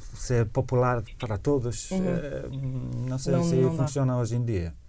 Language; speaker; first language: Portuguese; non-native, fluent; English